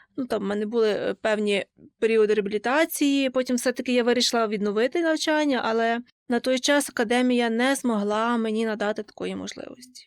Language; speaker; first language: Ukrainian; native; Ukrainian